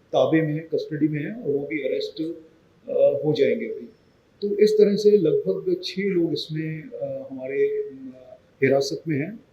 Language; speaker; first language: Hindi; non-native, local second language; Marathi